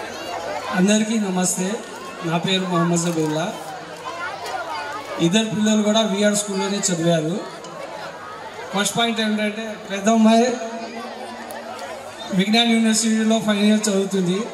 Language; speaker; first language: Telugu; native; Telugu